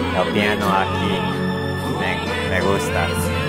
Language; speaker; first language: Spanish; non-native, learner; English